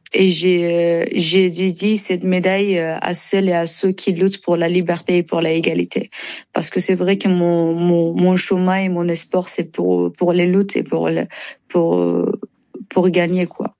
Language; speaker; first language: French; non-native, learner; Persian